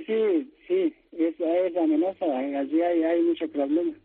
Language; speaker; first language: Spanish; non-native, fluent; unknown